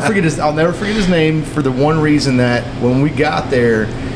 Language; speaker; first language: English; native; English